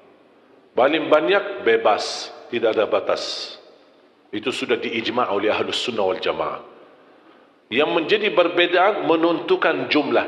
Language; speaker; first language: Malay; non-native, fluent; Arabic